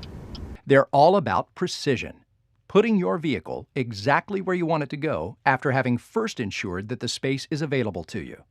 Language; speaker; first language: English; native; English